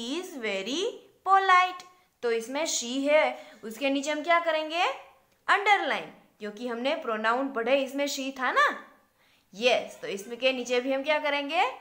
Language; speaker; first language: Hindi; non-native, local second language; Gujarati